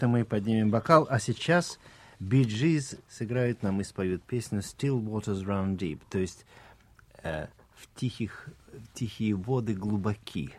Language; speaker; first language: Russian; native; Russian